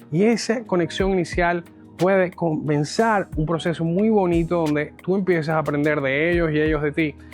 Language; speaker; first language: Spanish; native; Spanish